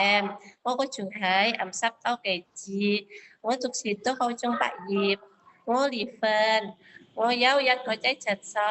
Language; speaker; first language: Cantonese; non-native, learner; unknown